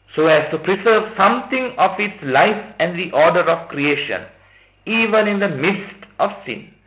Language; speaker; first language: English; non-native, local second language; Sinhala